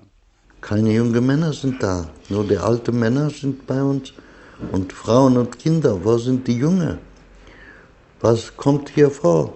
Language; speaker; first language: German; non-native, learner; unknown